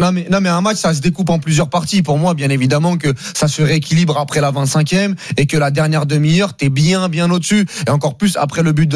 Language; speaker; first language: French; native; French